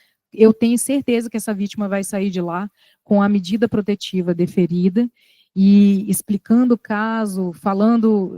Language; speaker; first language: Portuguese; native; Portuguese